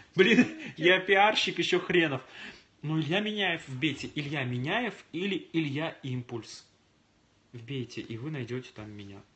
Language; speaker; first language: Russian; native; Russian